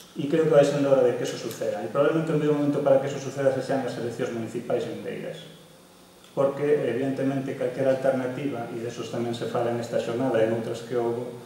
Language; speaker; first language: Galician; native; Galician